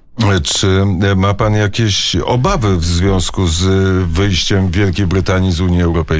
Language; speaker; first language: Polish; native; Polish